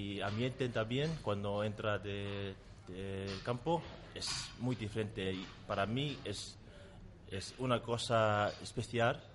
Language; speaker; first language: Spanish; non-native, learner; Tongan